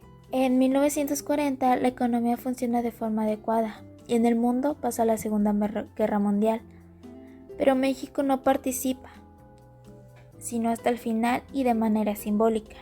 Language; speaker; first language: Spanish; native; Spanish